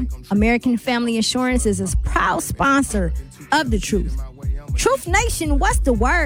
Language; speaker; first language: English; native; English